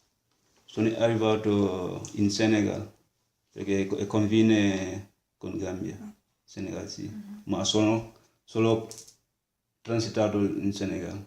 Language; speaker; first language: Italian; non-native, learner; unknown